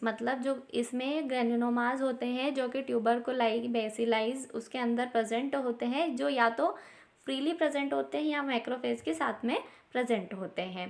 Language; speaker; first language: Hindi; native; Hindi